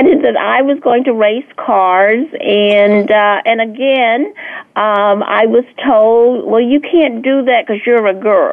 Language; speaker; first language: English; native; English